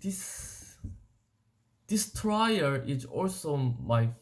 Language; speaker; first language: English; non-native, learner; Korean